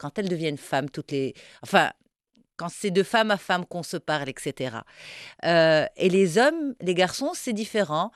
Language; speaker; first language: French; non-native, local second language; Arabic